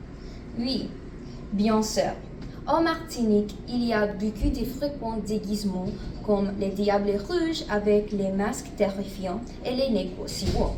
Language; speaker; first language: French; non-native, learner; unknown